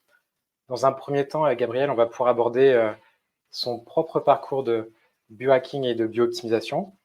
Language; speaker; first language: French; native; French